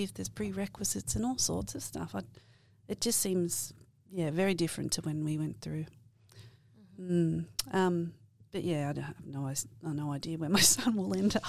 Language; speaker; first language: English; native; English